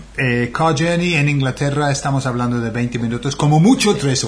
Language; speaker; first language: Spanish; non-native, fluent; English